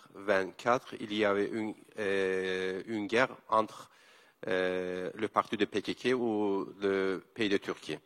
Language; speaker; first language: French; non-native, learner; Kurdish